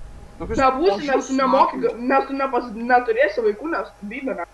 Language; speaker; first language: Lithuanian; native; Lithuanian